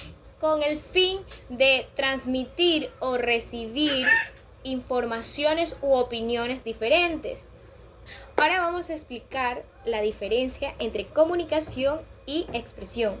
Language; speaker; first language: Spanish; native; Spanish